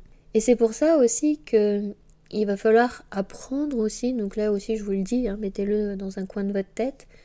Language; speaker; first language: French; native; French